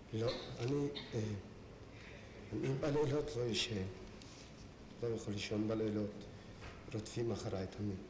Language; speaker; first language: Hebrew; non-native, fluent; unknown